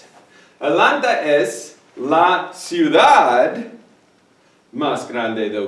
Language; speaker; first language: Spanish; non-native, fluent; English